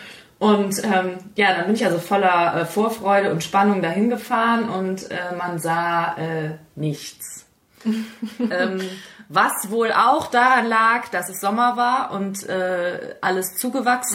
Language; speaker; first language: German; native; German